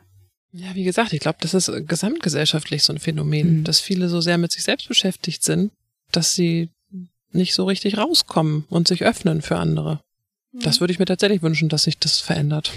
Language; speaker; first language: German; native; German